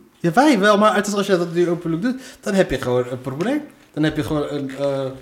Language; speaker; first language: Dutch; early bilingual, other home language; Arabic